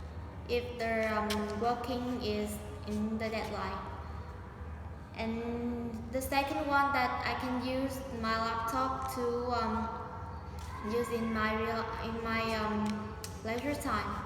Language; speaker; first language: English; non-native, learner; Vietnamese